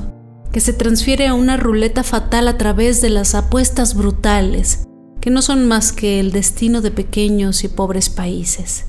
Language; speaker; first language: Spanish; native; Spanish